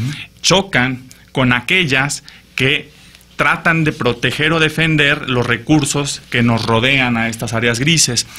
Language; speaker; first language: Spanish; native; Spanish